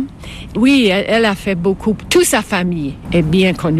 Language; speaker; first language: French; non-native, fluent; English